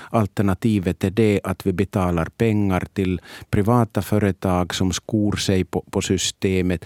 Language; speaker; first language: Swedish; native; Swedish